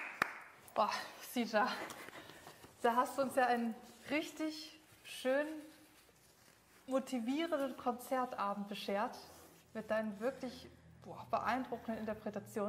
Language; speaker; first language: German; native; German